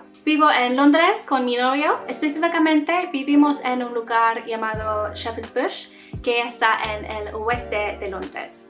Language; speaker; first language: Spanish; non-native, learner; English